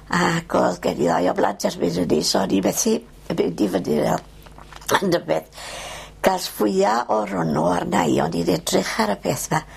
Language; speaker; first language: Welsh; native; Welsh